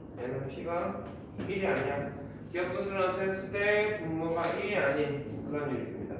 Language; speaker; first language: Korean; native; Korean